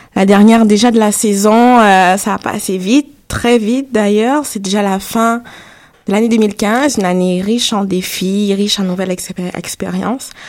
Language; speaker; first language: French; native; French